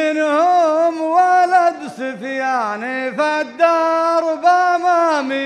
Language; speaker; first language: Arabic; native; Arabic